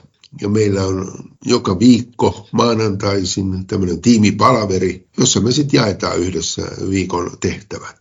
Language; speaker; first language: Finnish; native; Finnish